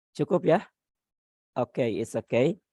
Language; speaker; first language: English; non-native, learner; Indonesian